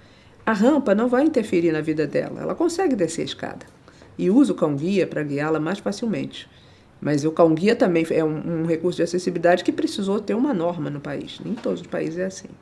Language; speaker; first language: Portuguese; native; Portuguese